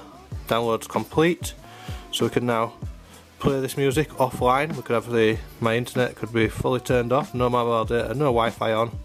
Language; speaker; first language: English; native; English